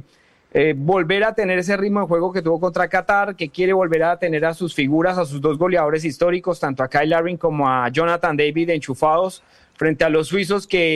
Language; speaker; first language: Spanish; native; Spanish